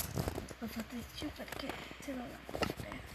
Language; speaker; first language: Italian; early bilingual, other home language; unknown